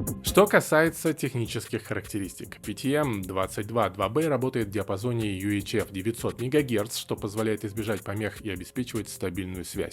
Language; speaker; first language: Russian; native; Russian